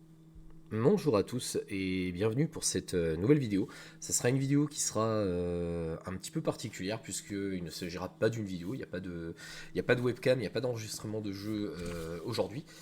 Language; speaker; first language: French; native; French